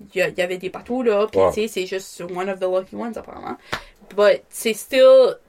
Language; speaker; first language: French; native; French